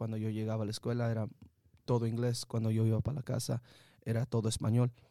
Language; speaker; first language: Spanish; early bilingual, heritage; Spanish